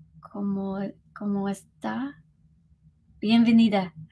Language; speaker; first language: Spanish; non-native, learner; English